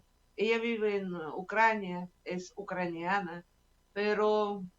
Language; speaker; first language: Spanish; non-native, fluent; Russian